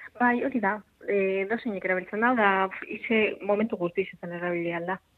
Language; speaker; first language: Basque; early bilingual, other home language; Arabic